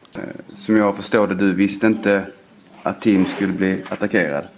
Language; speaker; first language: Swedish; native; Swedish